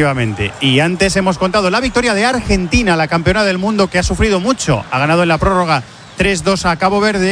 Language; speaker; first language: Spanish; native; Spanish